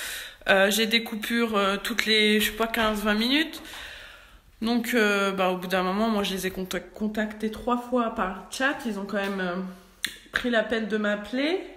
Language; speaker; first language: French; native; French